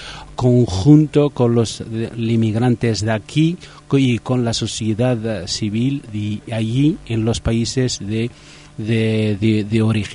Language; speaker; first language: Spanish; non-native, fluent; Riffian